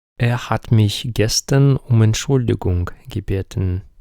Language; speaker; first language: German; non-native, fluent; Ukrainian